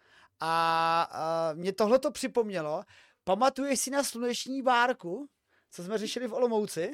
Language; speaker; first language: Czech; native; Czech